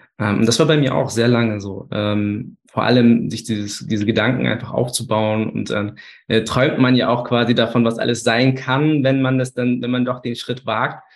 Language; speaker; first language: German; early bilingual, other home language; Turkish